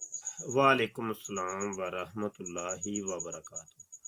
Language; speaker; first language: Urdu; non-native, local second language; Punjabi